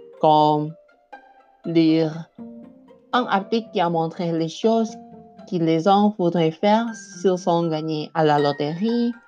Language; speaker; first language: French; non-native, learner; Indonesian